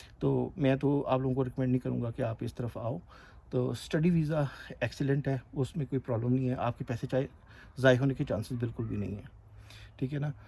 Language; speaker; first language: Urdu; non-native, local second language; Punjabi